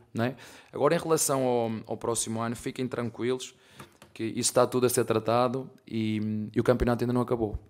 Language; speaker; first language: Portuguese; native; Portuguese